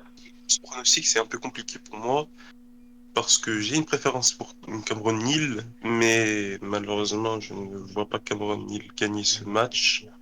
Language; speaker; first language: French; native; French